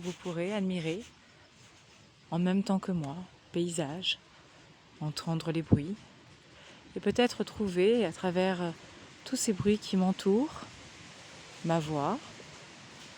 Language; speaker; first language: French; native; French